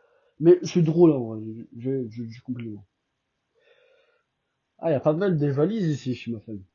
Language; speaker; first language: French; non-native, fluent; Albanian